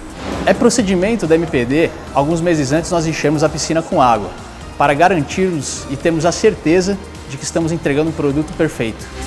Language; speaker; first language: Portuguese; native; Portuguese